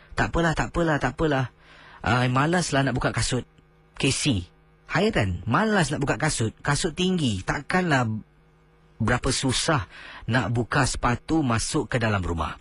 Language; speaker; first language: Malay; native; Malay